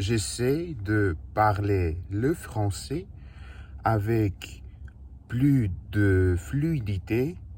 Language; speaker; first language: French; non-native, learner; Russian